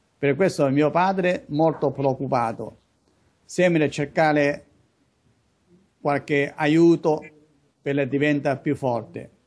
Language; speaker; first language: Italian; non-native, learner; Chinese